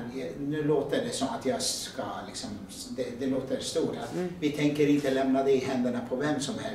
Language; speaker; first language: Swedish; non-native, fluent; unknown